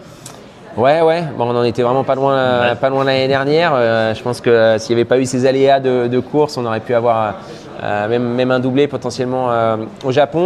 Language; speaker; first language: French; native; French